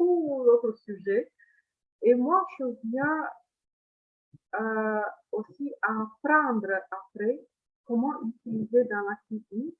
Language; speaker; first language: French; non-native, fluent; Italian